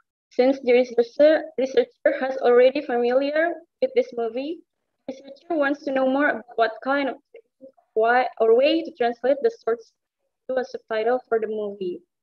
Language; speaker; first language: English; non-native, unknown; Indonesian